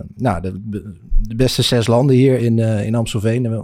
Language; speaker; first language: Dutch; native; Dutch